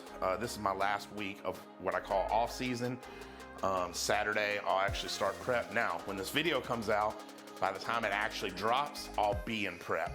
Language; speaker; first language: English; native; English